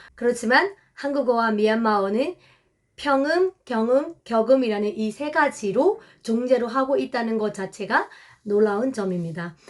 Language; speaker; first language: Korean; non-native, fluent; Burmese